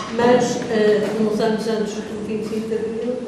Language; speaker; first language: Portuguese; native; Portuguese